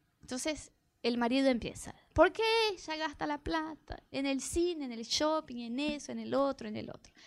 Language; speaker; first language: Spanish; non-native, fluent; Portuguese